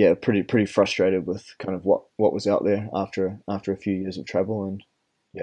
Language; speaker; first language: English; native; English